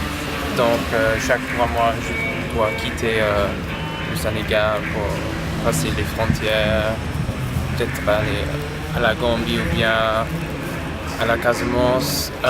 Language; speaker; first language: French; non-native, fluent; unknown